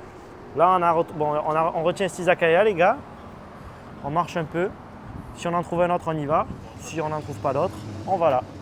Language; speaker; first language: French; native; French